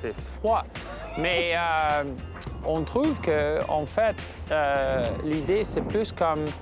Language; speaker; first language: French; non-native, local second language; English